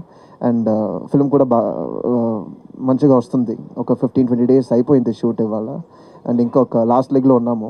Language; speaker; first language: Telugu; non-native, learner; Tamil